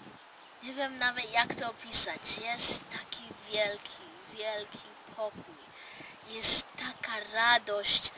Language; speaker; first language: Polish; non-native, fluent; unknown